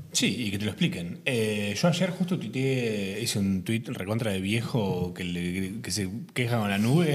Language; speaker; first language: Spanish; native; Spanish